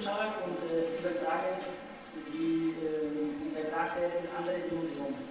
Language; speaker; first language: German; non-native, learner; Czech